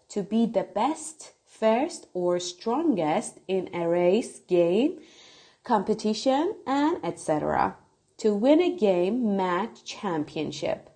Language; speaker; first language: English; non-native, fluent; Persian